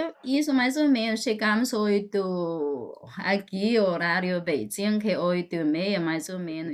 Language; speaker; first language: Portuguese; non-native, fluent; Chinese